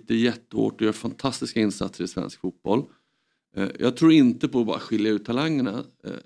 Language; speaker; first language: Swedish; native; Swedish